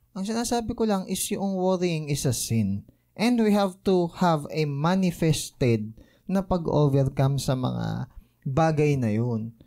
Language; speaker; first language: Filipino; native; Filipino